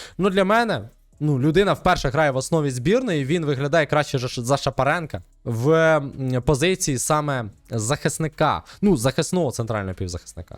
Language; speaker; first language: Ukrainian; native; Ukrainian